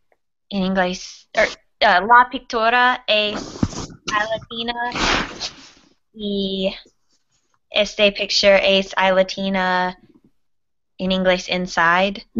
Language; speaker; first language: Spanish; non-native, learner; English